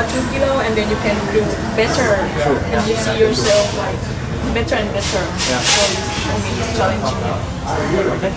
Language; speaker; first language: English; non-native, learner; Thai